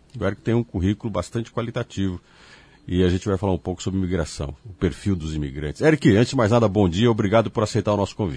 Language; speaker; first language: Portuguese; native; Portuguese